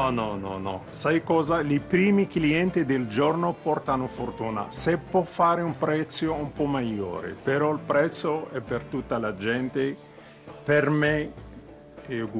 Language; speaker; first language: Italian; non-native, fluent; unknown